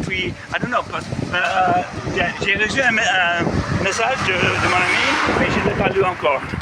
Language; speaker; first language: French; non-native, fluent; English